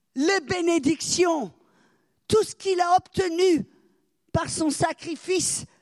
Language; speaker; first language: French; native; French